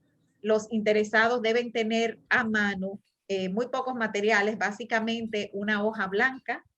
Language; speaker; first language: Spanish; native; Spanish